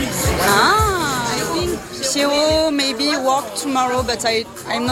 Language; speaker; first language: English; non-native, learner; French